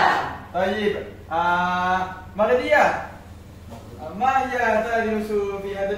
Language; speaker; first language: Arabic; non-native, learner; Malay